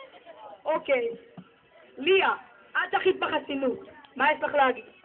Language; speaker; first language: Hebrew; native; Hebrew